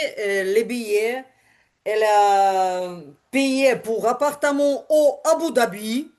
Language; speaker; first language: French; non-native, learner; Ukrainian